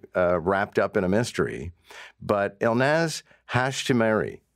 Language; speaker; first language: English; native; English